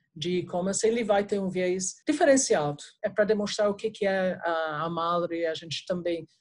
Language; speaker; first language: Portuguese; non-native, fluent; English